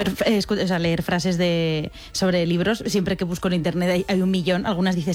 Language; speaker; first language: Spanish; native; Spanish